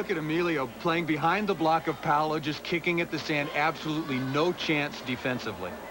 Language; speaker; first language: English; native; English